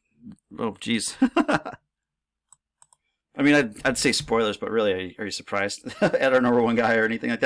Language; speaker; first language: English; native; English